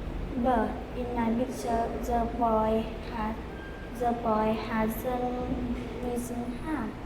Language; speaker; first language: English; non-native, learner; Vietnamese